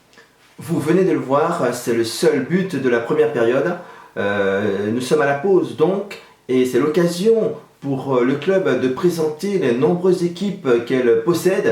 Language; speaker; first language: French; native; French